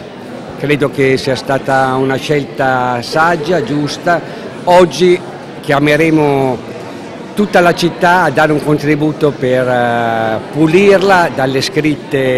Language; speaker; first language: Italian; native; Italian